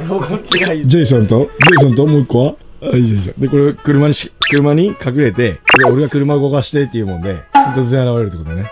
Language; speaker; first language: Japanese; native; Japanese